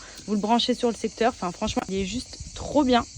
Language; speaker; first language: French; native; French